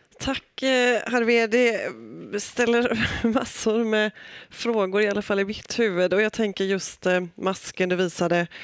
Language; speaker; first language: Swedish; native; Swedish